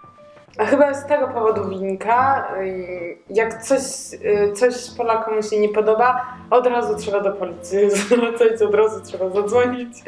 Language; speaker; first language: Polish; non-native, learner; Georgian